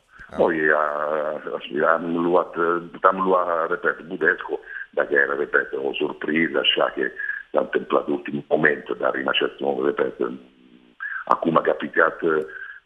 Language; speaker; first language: Romanian; non-native, fluent; Italian